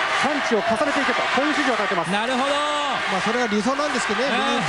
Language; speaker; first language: Japanese; native; Japanese